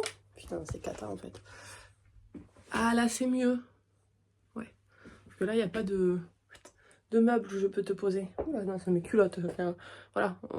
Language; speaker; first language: French; native; French